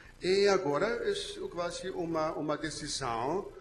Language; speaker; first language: Portuguese; non-native, fluent; German